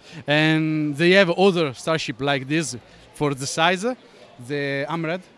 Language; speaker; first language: English; non-native, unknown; Italian